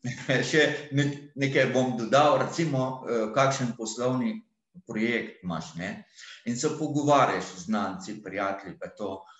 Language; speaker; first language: Slovenian; non-native, fluent; Arabic